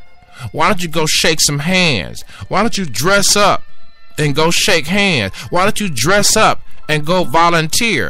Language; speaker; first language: English; native; English